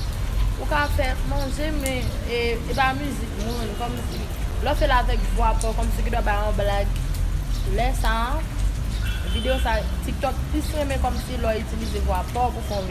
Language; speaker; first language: French; non-native, learner; Haitian Creole